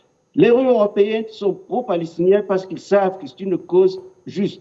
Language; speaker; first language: French; non-native, fluent; Arabic